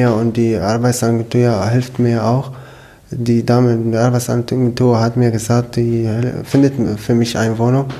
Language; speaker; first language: German; non-native, learner; Arabic